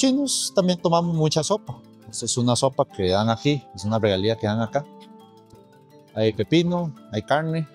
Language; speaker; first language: Spanish; early bilingual, other home language; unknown